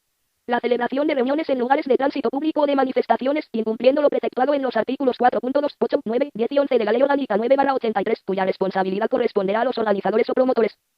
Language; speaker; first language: Spanish; native; Spanish